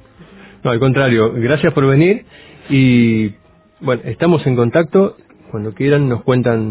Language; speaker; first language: Spanish; native; Spanish